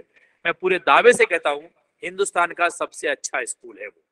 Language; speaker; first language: Hindi; native; Hindi